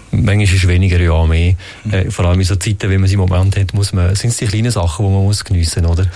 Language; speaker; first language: German; native; German